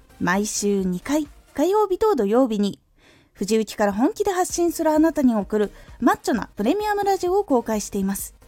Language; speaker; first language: Japanese; native; Japanese